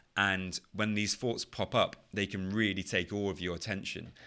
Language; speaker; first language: English; native; English